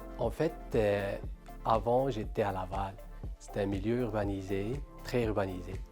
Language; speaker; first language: French; non-native, local second language; Arabic